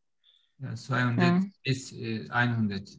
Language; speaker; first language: German; non-native, learner; Turkish